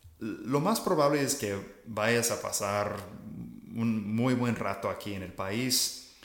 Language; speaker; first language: Spanish; non-native, fluent; English